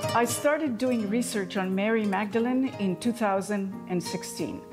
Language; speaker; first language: English; non-native, fluent; Romanian